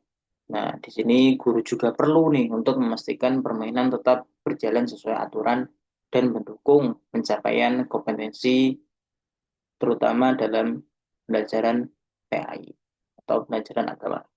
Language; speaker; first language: Indonesian; native; Indonesian